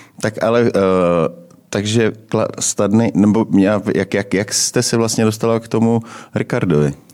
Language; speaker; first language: Czech; native; Czech